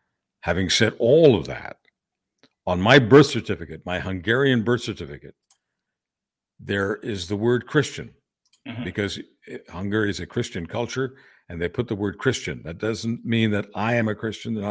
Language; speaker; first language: English; native; English